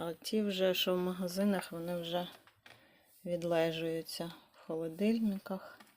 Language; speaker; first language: Ukrainian; native; Ukrainian